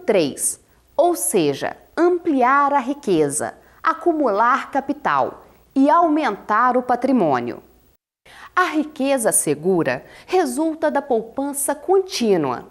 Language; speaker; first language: Portuguese; native; Portuguese